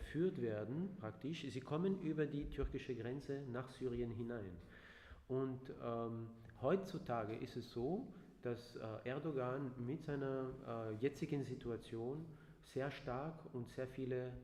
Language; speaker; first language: German; non-native, fluent; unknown